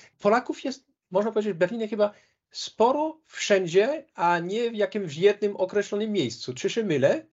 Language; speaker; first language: Polish; non-native, fluent; French